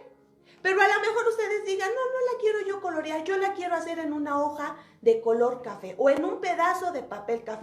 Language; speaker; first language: Spanish; native; Spanish